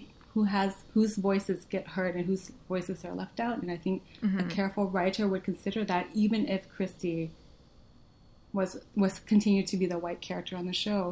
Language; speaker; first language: English; early bilingual, other home language; Vietnamese